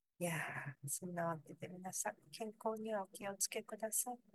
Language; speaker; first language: Japanese; early bilingual, other home language; Korean